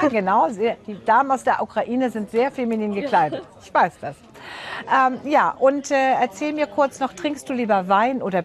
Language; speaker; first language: German; native; German